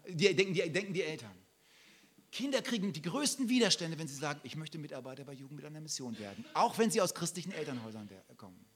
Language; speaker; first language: German; native; German